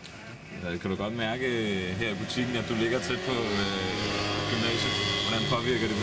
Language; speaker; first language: Danish; native; Danish